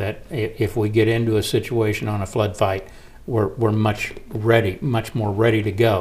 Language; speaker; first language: English; native; English